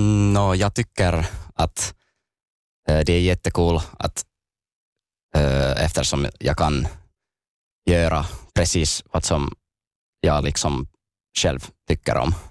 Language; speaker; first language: Swedish; non-native, local second language; Finnish